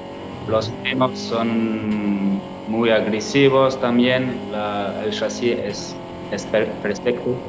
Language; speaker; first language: Spanish; non-native, learner; French